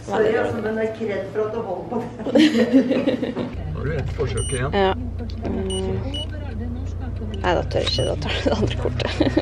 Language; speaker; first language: Norwegian; native; Norwegian